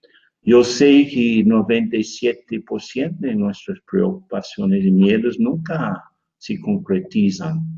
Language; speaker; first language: Spanish; non-native, fluent; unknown